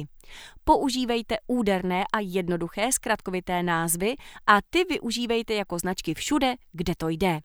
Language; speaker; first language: Czech; native; Czech